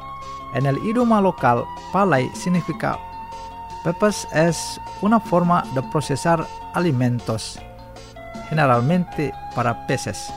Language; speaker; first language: Spanish; non-native, fluent; Indonesian